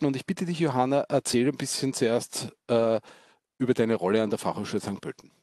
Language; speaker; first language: German; native; German